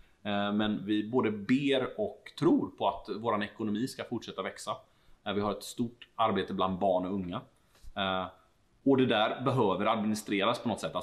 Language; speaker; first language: Swedish; native; Swedish